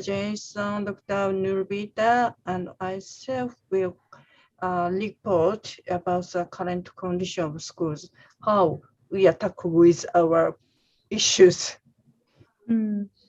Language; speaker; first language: English; non-native, learner; Japanese